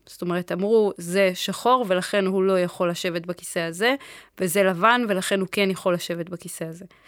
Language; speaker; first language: Hebrew; early bilingual, other home language; Amharic